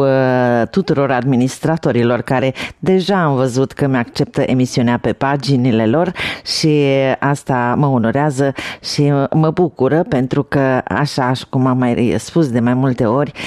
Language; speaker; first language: Romanian; native; Romanian